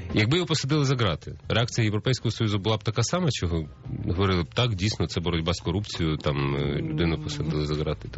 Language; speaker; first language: Ukrainian; native; Ukrainian